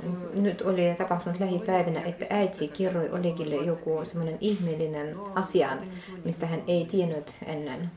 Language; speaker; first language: Finnish; non-native, fluent; Russian